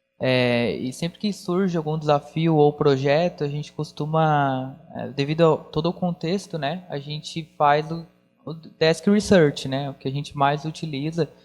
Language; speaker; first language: Portuguese; native; Portuguese